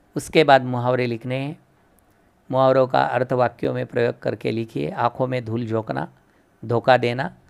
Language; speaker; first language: Hindi; non-native, local second language; Marathi